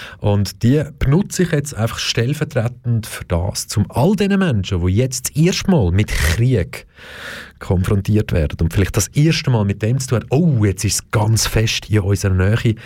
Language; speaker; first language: German; early bilingual, other home language; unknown